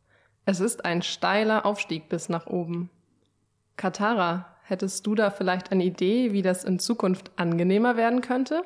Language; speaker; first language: German; native; German